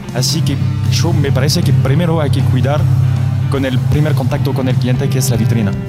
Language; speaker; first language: Spanish; non-native, fluent; French